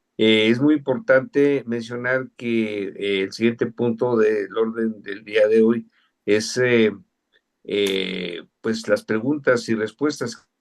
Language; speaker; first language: Spanish; native; Spanish